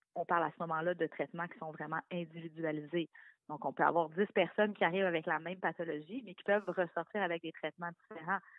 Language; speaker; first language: French; native; French